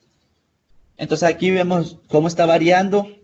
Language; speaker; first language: Spanish; native; Spanish